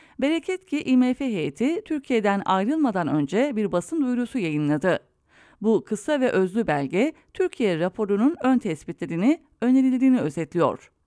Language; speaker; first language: Turkish; native; Turkish